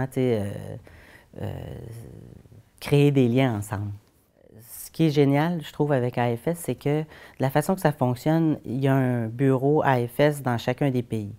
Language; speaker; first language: French; native; French